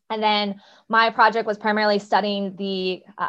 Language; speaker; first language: English; native; English